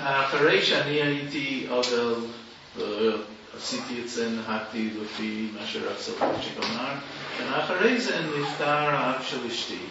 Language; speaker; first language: Hebrew; non-native, fluent; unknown